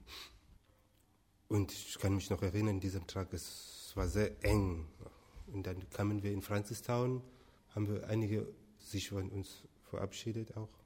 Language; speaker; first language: German; non-native, fluent; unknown